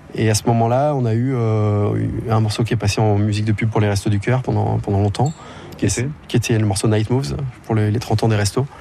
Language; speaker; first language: French; native; French